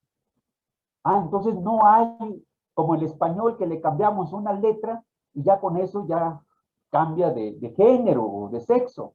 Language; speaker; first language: Spanish; native; Spanish